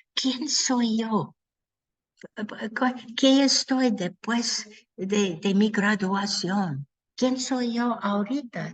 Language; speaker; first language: Spanish; non-native, learner; English